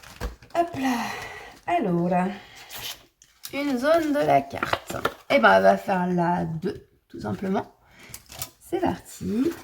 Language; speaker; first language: French; native; French